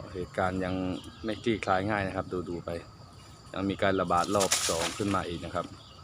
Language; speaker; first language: Thai; non-native, local second language; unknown